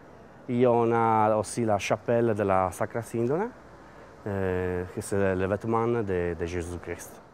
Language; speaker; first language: French; non-native, learner; Italian